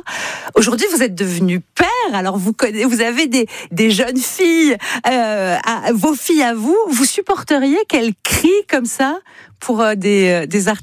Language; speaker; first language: French; native; French